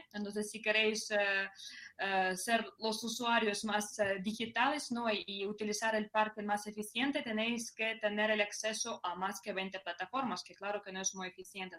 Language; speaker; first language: Spanish; non-native, fluent; Russian